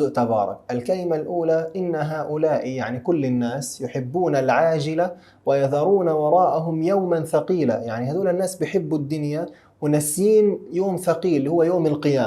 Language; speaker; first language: Arabic; native; Arabic